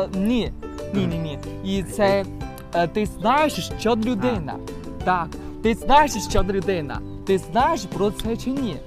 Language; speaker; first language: Ukrainian; non-native, learner; Chinese